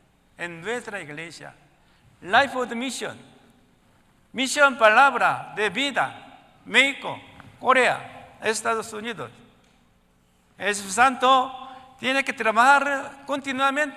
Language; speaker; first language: Spanish; non-native, learner; Korean